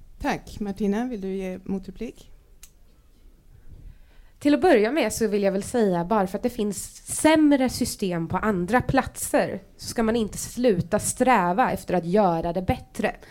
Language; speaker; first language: Swedish; native; Swedish